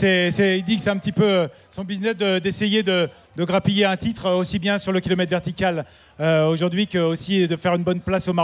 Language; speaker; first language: French; native; French